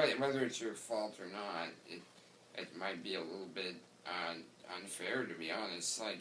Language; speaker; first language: English; native; English